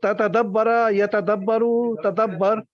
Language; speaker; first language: Arabic; non-native, learner; Urdu